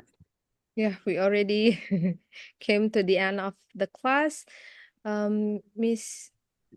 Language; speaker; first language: English; non-native, fluent; Indonesian